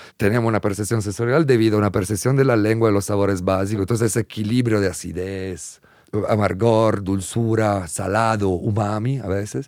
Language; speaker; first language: Spanish; non-native, fluent; Italian